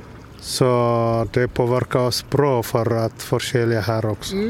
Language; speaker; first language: Swedish; non-native, learner; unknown